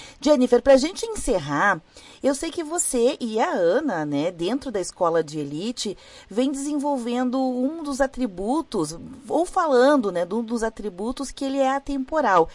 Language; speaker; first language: Portuguese; native; Portuguese